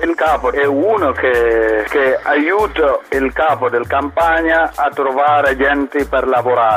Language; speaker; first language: Italian; non-native, learner; Arabic